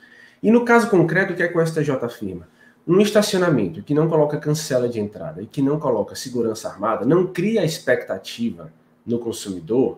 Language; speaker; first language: Portuguese; native; Portuguese